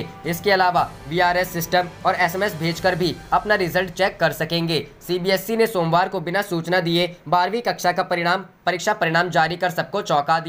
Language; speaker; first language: Hindi; native; Hindi